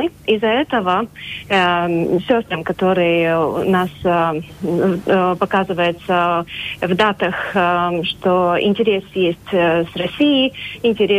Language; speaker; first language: Russian; non-native, local second language; Latvian